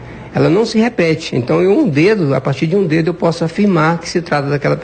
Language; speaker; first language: Portuguese; native; Portuguese